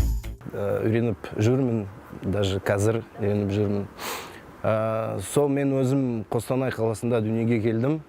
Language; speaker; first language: Kazakh; non-native, local second language; Russian